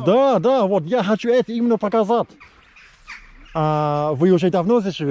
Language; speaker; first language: Russian; non-native, learner; English